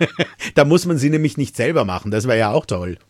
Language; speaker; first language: German; native; German